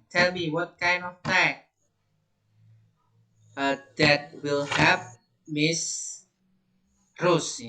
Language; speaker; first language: English; non-native, learner; Indonesian